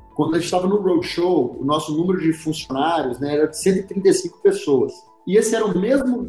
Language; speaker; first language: Portuguese; native; Portuguese